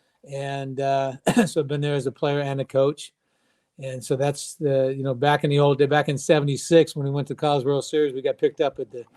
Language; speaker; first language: English; native; English